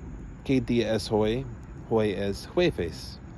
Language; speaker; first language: Spanish; non-native, learner; English